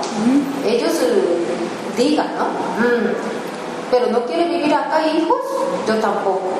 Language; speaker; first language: Spanish; non-native, learner; Japanese